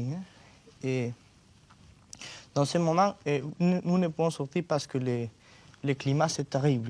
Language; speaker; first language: French; non-native, learner; Spanish